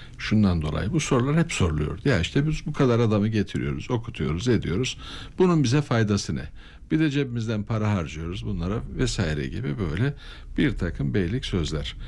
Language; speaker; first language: Turkish; native; Turkish